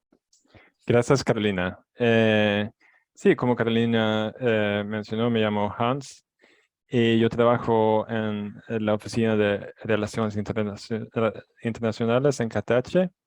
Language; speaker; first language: Spanish; non-native, fluent; Swedish